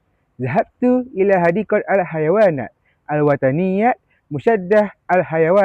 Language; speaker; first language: Arabic; non-native, learner; Malay